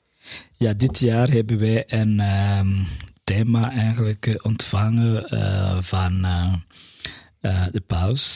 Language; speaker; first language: Dutch; non-native, fluent; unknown